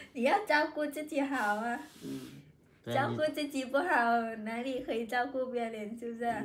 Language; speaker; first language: Chinese; non-native, learner; Lao